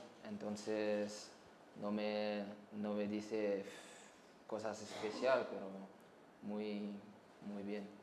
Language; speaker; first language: Spanish; non-native, fluent; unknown